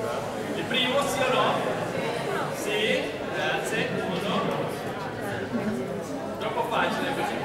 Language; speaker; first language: Italian; non-native, fluent; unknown